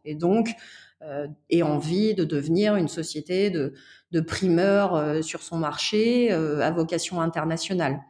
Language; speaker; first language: French; native; French